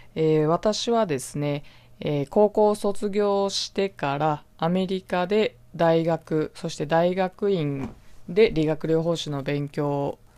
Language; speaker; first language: Japanese; native; Japanese